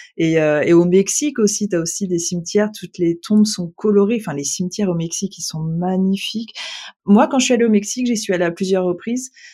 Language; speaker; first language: French; native; French